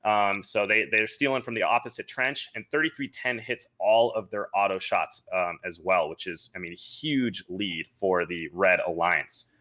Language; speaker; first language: English; native; English